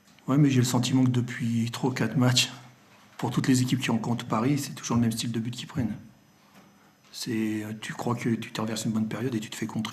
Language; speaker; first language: French; native; French